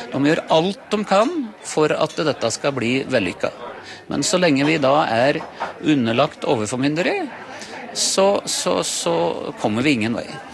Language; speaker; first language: Norwegian; native; Norwegian